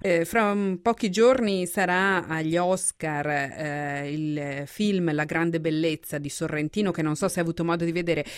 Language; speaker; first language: Italian; native; Italian